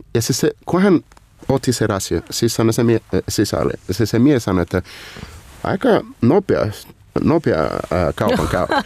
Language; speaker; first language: Finnish; non-native, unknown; Portuguese